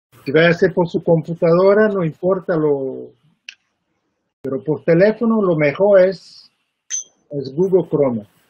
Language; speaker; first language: Spanish; non-native, fluent; Portuguese